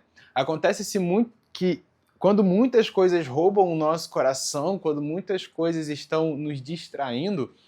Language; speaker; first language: Portuguese; native; Portuguese